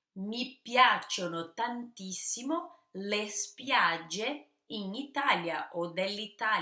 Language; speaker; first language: Italian; non-native, fluent; Portuguese